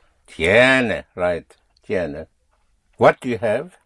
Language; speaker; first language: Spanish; non-native, fluent; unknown